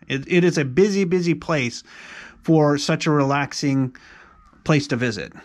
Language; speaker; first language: English; native; English